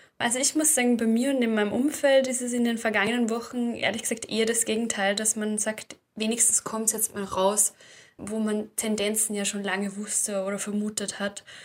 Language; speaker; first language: German; native; German